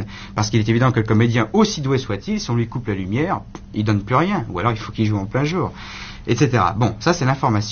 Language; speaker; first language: French; native; French